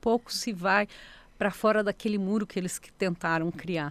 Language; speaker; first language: Portuguese; native; Portuguese